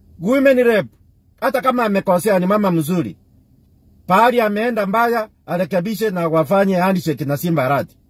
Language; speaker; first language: Swahili; non-native, local second language; Gusii